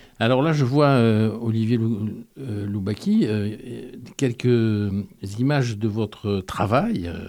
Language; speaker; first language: French; native; French